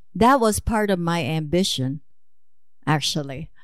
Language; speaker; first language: English; non-native, local second language; Filipino